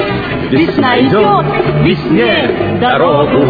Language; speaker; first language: Russian; native; Russian